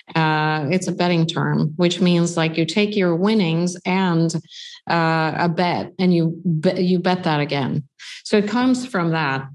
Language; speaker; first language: English; non-native, fluent; Swedish